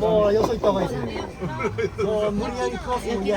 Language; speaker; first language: Japanese; native; Japanese